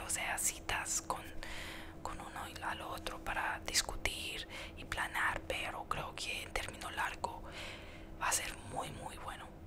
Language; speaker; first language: Spanish; early bilingual, heritage; Spanish